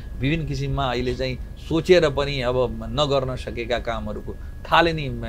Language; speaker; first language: Nepali; non-native, local second language; Bhojpuri